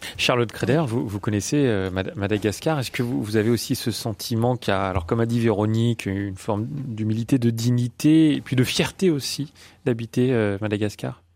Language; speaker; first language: French; native; French